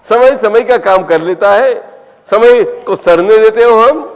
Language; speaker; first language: Hindi; non-native, local second language; Gujarati